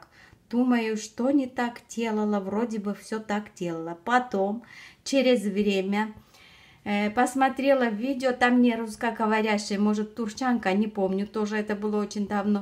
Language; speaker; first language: Russian; non-native, fluent; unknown